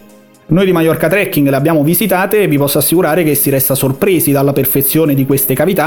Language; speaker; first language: Italian; native; Italian